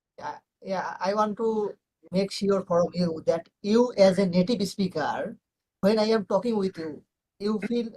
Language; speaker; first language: English; non-native, learner; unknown